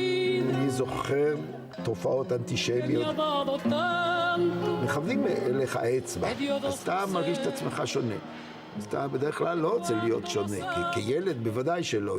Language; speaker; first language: Hebrew; non-native, fluent; Spanish